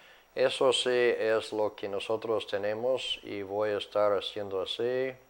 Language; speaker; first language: Spanish; non-native, fluent; English